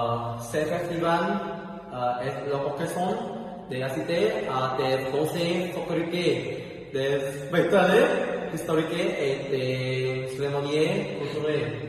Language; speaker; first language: French; non-native, learner; Vietnamese